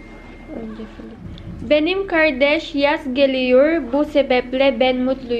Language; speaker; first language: Turkish; non-native, learner; Filipino